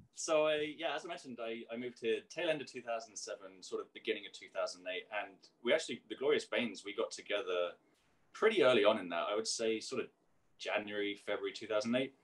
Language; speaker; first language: English; native; English